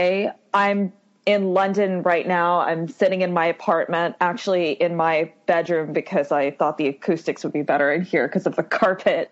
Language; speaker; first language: English; native; English